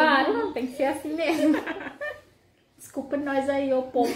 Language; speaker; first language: Portuguese; native; Portuguese